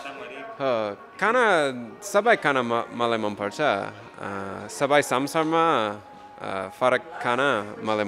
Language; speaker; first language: Nepali; non-native, learner; English